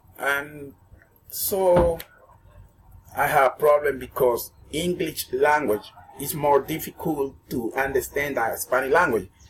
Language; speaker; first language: English; non-native, learner; Spanish